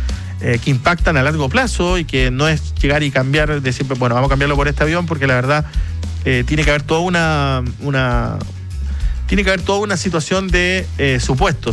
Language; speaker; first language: Spanish; native; Spanish